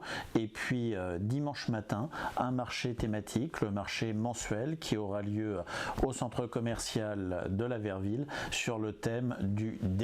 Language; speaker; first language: French; native; French